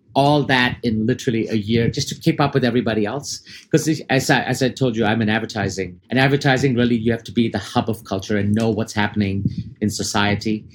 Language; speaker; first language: English; early bilingual, other home language; Arabic